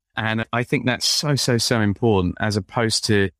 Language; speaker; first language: English; native; English